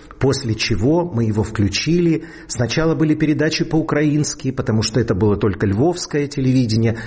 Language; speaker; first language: Russian; native; Russian